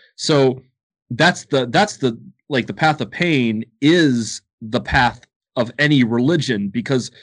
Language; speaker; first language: English; native; English